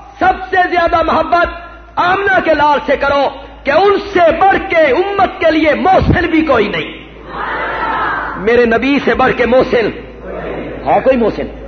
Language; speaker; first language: Urdu; non-native, local second language; Punjabi